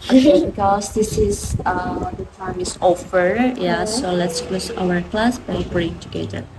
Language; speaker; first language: English; non-native, fluent; Indonesian